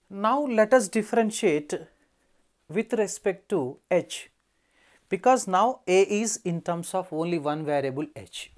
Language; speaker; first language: English; non-native, local second language; Telugu